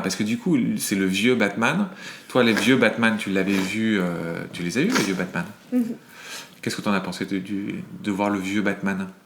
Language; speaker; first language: French; native; French